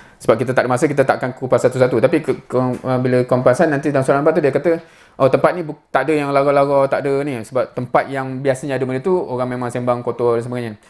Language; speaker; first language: Malay; native; Malay